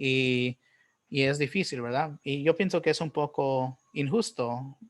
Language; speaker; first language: Spanish; early bilingual, heritage; Spanish